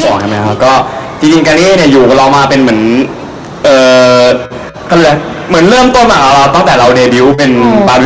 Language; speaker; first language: Thai; native; Thai